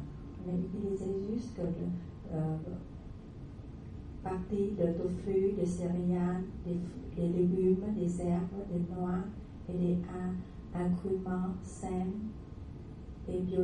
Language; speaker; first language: French; non-native, learner; Vietnamese